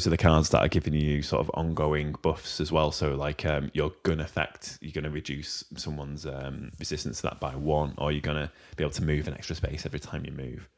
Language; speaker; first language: English; native; English